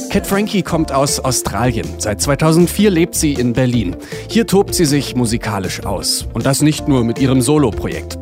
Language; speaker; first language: German; native; German